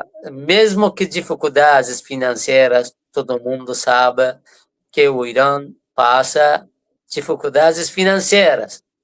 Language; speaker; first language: Portuguese; non-native, fluent; Persian